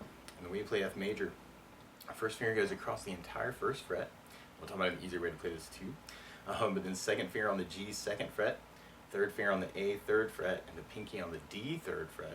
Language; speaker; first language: English; native; English